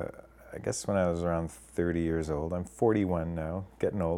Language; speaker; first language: English; native; English